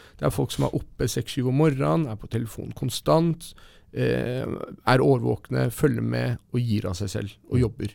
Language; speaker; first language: Norwegian; early bilingual, other home language; Persian